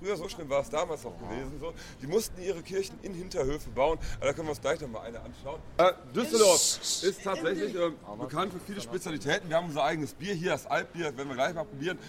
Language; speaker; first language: German; native; German